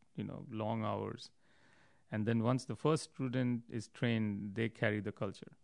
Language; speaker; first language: English; non-native, local second language; Hindi